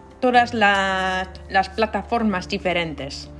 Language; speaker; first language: Spanish; non-native, learner; English